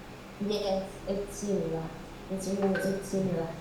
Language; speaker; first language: English; non-native, fluent; Spanish